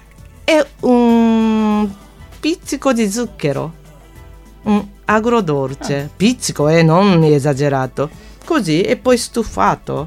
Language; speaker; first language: Italian; non-native, fluent; Japanese